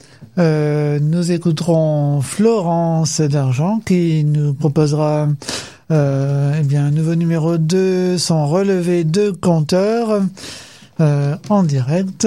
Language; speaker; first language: French; native; French